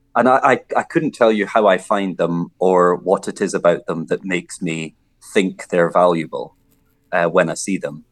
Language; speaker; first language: English; native; English